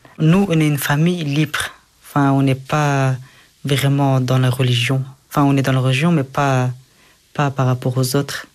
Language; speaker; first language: French; early bilingual, other home language; Persian